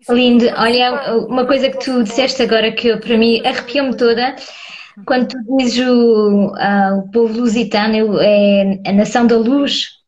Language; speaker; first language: Portuguese; early bilingual, heritage; Portuguese